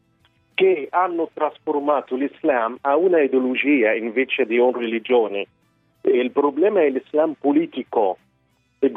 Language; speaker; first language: Italian; non-native, fluent; Arabic